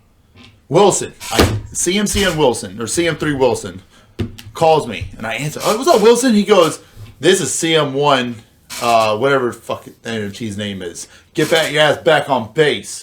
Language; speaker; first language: English; native; English